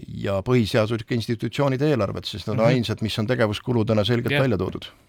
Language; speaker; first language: Estonian; native; Estonian